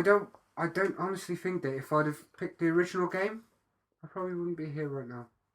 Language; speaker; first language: English; native; English